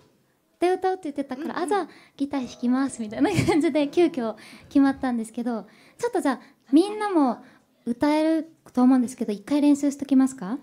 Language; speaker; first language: Japanese; native; Japanese